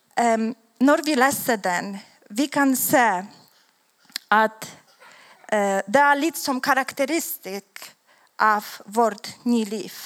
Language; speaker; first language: Swedish; non-native, learner; Polish